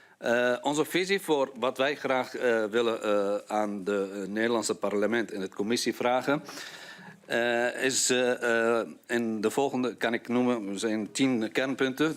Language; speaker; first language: Dutch; non-native, fluent; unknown